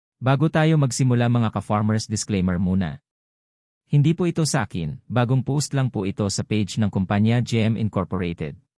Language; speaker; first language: Filipino; non-native, local second language; Bikol